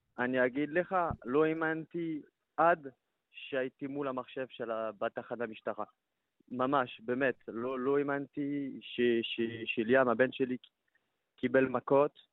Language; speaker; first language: Hebrew; non-native, learner; French